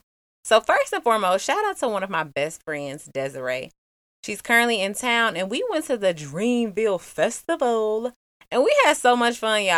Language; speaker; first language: English; native; English